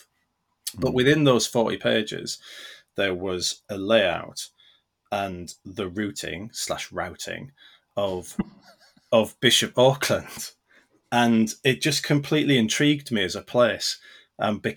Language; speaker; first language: English; native; English